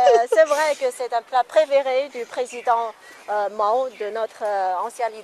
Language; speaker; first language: French; non-native, fluent; Chinese